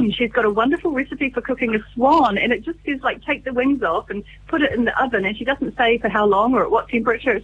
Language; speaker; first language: English; native; English